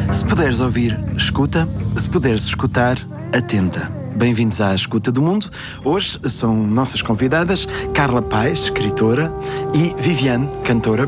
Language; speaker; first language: Portuguese; native; Portuguese